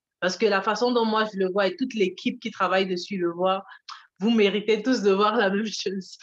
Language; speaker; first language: French; early bilingual, other home language; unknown